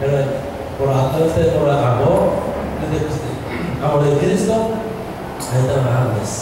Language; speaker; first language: Spanish; non-native, learner; Korean